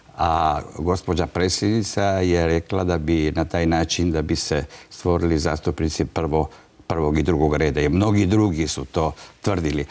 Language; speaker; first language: Croatian; non-native, local second language; Italian